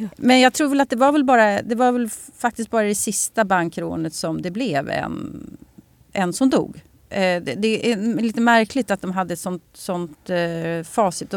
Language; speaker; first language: Swedish; native; Swedish